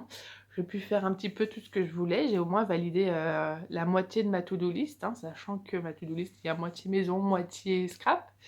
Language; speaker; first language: French; native; French